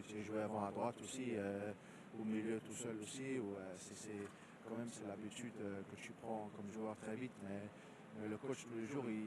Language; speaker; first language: French; non-native, fluent; Danish